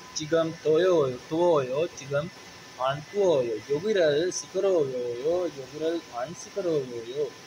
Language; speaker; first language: Korean; non-native, learner; Sinhala